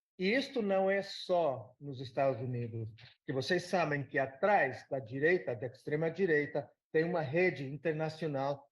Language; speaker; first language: Portuguese; non-native, fluent; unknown